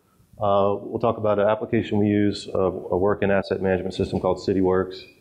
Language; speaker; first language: English; native; English